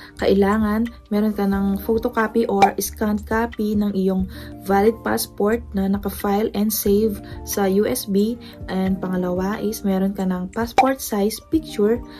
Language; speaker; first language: Filipino; non-native, local second language; Pampanga